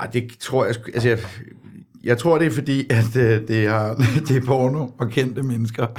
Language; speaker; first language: Danish; native; Danish